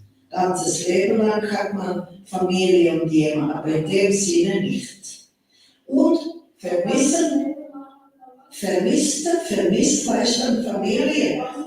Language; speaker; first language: German; non-native, fluent; Croatian